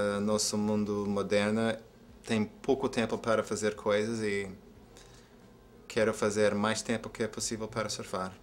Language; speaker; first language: Portuguese; non-native, fluent; English